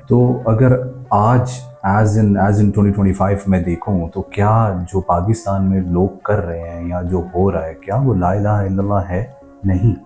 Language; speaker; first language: Urdu; native; Urdu